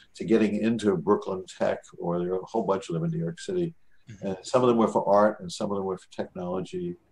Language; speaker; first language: English; native; English